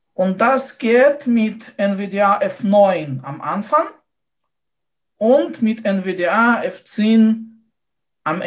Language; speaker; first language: German; non-native, fluent; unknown